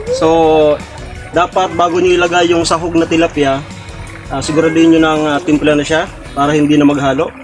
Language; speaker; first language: Filipino; non-native, local second language; Bikol